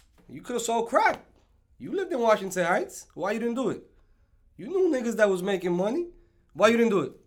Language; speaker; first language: English; early bilingual, other home language; Spanish